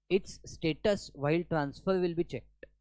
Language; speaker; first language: English; non-native, local second language; Hindi